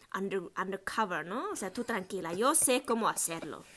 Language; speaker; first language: Spanish; non-native, fluent; German